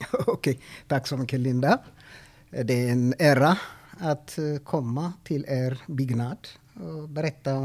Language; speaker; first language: Swedish; non-native, fluent; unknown